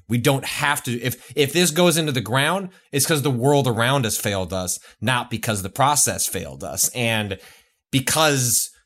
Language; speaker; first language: English; native; English